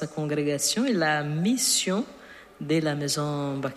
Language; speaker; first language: French; non-native, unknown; Portuguese